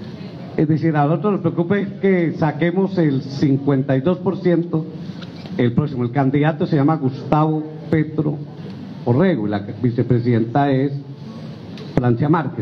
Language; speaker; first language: Spanish; native; Spanish